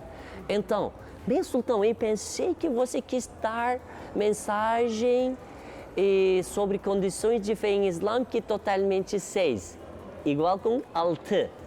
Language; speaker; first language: Portuguese; non-native, learner; Turkish